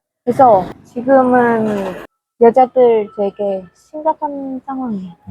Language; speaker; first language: Korean; non-native, fluent; Vietnamese